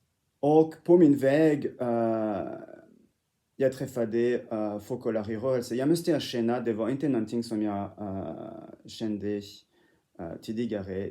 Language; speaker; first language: Swedish; non-native, fluent; French